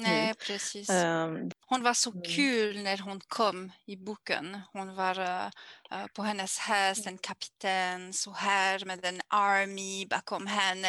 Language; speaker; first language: Swedish; non-native, learner; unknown